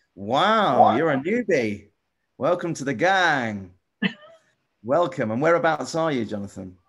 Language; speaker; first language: English; native; English